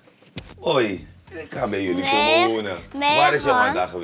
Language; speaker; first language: Dutch; native; Dutch